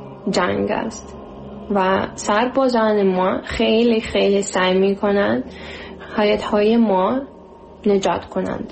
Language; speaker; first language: Persian; non-native, learner; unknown